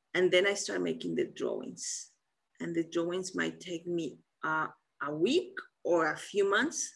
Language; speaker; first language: English; non-native, fluent; Spanish